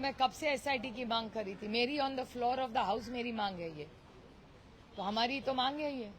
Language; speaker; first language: Hindi; non-native, local second language; Marathi